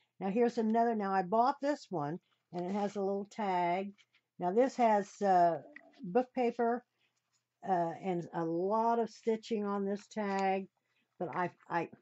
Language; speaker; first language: English; native; English